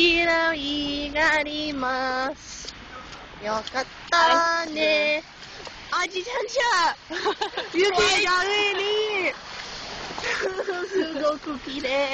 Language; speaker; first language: Japanese; non-native, learner; English